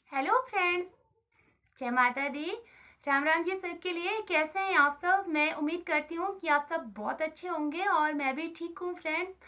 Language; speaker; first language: Hindi; native; Hindi